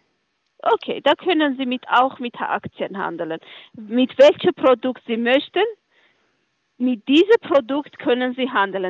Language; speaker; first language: German; non-native, learner; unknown